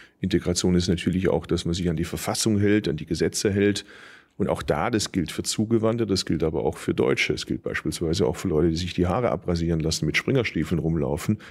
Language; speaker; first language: German; early bilingual, other home language; Turkish